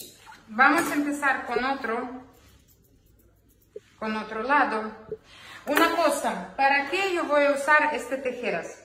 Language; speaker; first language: Spanish; non-native, learner; Ukrainian